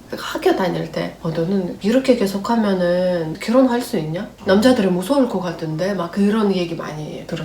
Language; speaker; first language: Korean; non-native, fluent; Russian